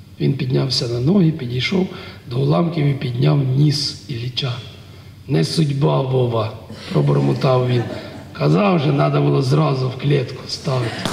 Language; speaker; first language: Ukrainian; native; Ukrainian